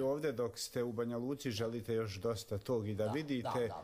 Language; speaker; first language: Serbian; native; Serbian